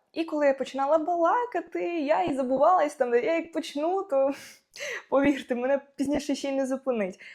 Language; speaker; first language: Ukrainian; non-native, local second language; Russian